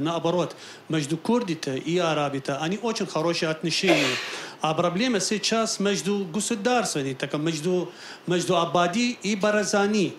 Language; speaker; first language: Russian; non-native, learner; Arabic